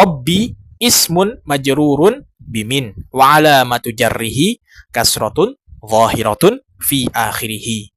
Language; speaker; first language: Arabic; non-native, fluent; Indonesian